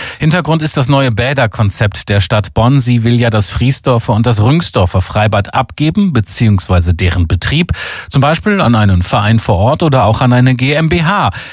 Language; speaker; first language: German; native; German